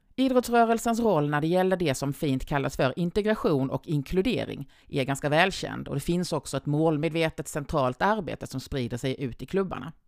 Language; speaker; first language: Swedish; native; Swedish